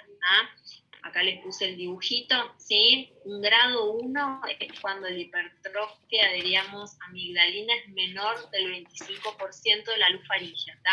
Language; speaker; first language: Spanish; native; Spanish